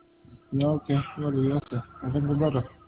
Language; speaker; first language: Spanish; non-native, learner; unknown